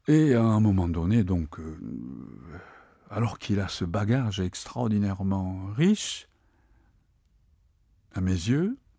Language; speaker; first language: French; non-native, fluent; Japanese